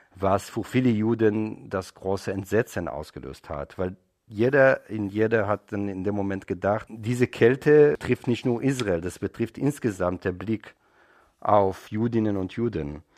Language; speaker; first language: German; non-native, fluent; Hebrew